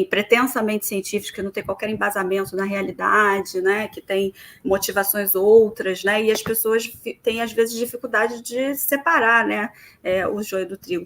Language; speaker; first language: Portuguese; native; Portuguese